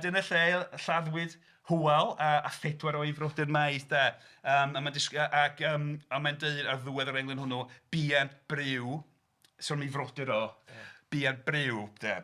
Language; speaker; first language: Welsh; native; Welsh